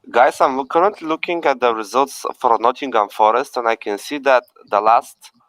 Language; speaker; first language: English; non-native, fluent; Bulgarian